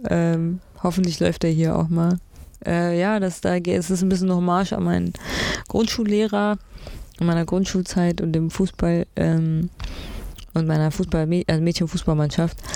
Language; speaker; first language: German; early bilingual, other home language; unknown